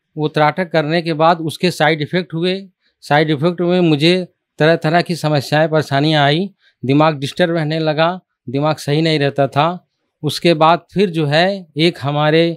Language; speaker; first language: Hindi; native; Hindi